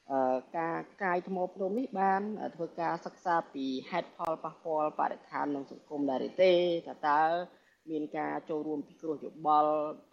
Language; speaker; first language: Khmer; native; Khmer